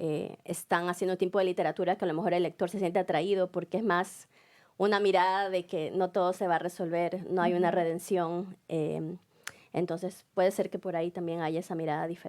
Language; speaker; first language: Spanish; native; Spanish